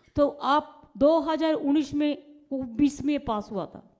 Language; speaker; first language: Hindi; non-native, local second language; Bangla